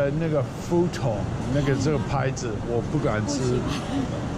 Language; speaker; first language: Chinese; non-native, fluent; English